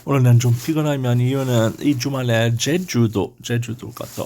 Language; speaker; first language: Korean; non-native, learner; English